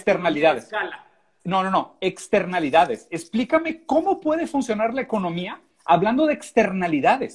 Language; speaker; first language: Spanish; native; Spanish